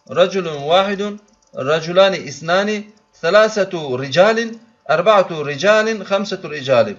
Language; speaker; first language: Arabic; non-native, fluent; Turkish